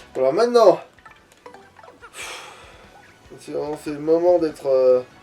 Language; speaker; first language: French; native; French